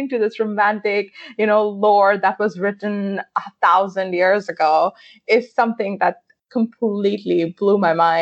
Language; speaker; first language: English; non-native, local second language; Urdu